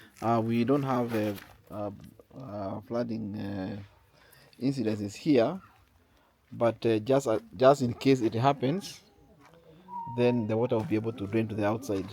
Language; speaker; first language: English; non-native, local second language; Swahili